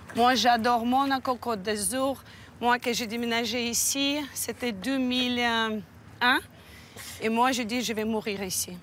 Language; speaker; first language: French; non-native, fluent; Russian